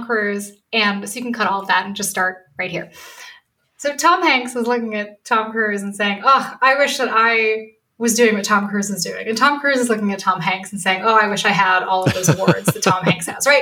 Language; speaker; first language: English; native; English